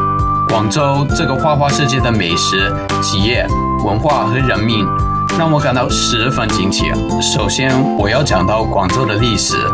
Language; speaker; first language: Chinese; non-native, fluent; English